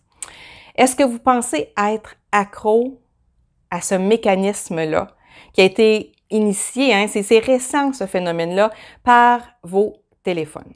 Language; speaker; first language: French; native; French